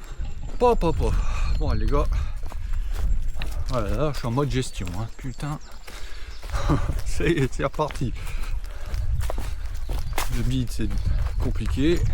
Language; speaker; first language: French; native; French